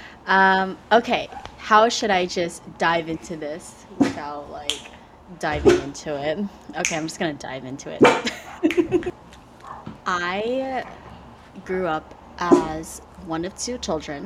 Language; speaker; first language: English; early bilingual, other home language; Vietnamese